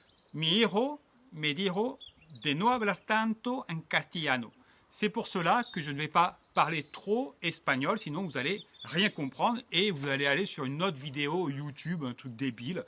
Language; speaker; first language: French; native; French